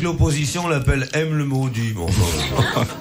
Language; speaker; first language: French; native; French